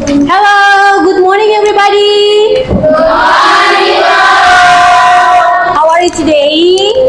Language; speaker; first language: English; non-native, fluent; Indonesian